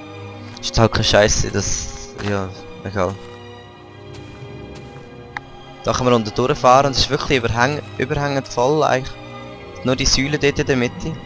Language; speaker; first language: German; native; German